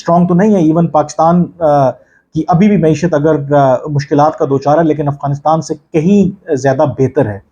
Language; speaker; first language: Urdu; native; Urdu